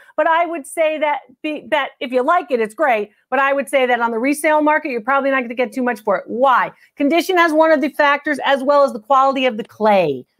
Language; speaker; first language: English; native; English